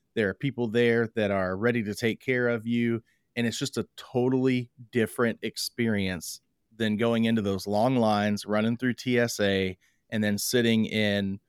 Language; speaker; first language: English; native; English